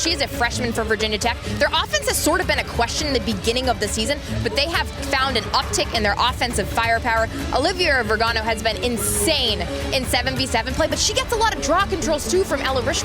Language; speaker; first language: English; native; English